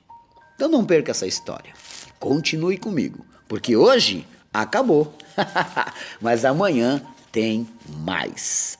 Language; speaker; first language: Portuguese; native; Portuguese